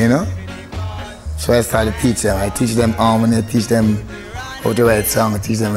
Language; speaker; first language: English; non-native, local second language; Jamaican Creole English